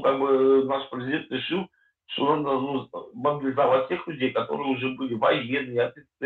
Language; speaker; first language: Russian; native; Russian